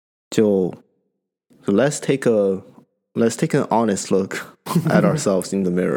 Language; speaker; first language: English; non-native, fluent; Chinese